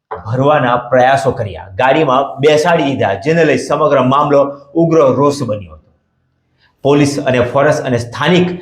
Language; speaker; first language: Gujarati; native; Gujarati